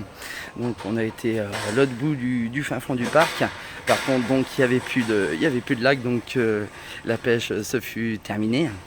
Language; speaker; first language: French; native; French